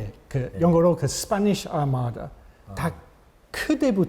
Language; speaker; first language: Korean; non-native, fluent; English